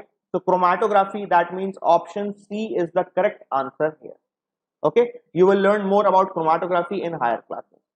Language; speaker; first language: English; non-native, local second language; Hindi